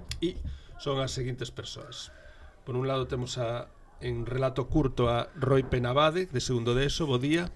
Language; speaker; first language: Galician; native; Galician